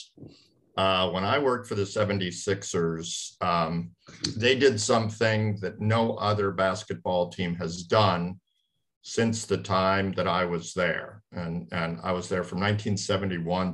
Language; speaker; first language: English; native; English